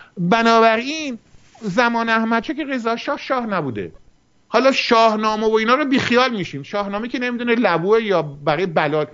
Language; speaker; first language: Persian; early bilingual, heritage; Persian